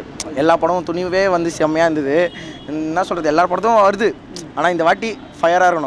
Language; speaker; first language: Tamil; native; Tamil